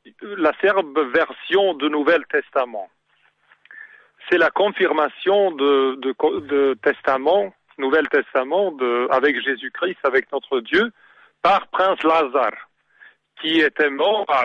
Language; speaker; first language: French; non-native, learner; Serbian